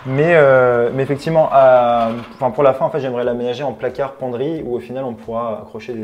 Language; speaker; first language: French; native; French